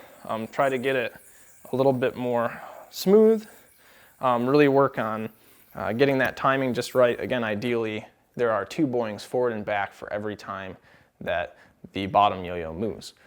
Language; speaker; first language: English; native; English